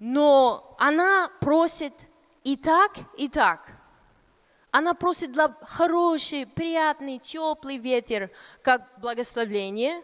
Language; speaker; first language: Russian; non-native, fluent; English